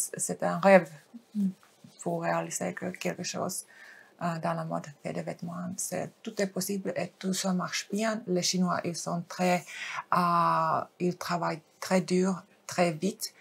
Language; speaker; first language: French; non-native, fluent; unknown